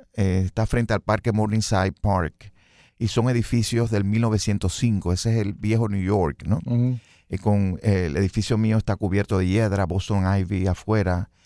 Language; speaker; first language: Spanish; native; Spanish